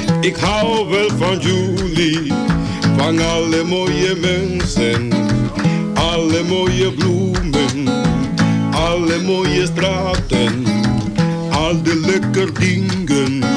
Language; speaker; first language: Dutch; non-native, learner; Spanish